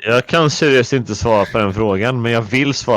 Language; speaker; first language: Swedish; native; Swedish